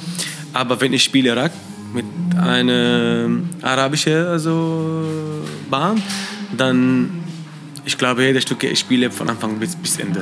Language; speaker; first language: German; non-native, learner; Arabic